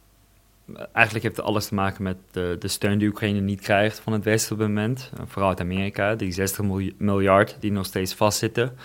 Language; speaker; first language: Dutch; non-native, fluent; Russian